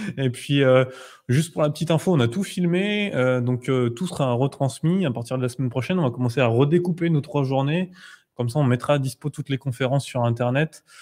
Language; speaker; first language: French; native; French